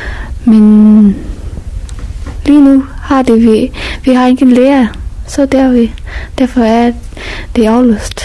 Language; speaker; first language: Danish; non-native, learner; Persian